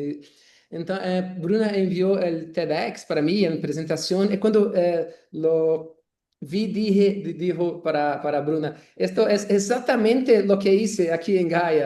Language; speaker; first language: Spanish; non-native, learner; Portuguese